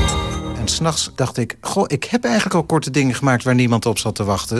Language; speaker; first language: Dutch; native; Dutch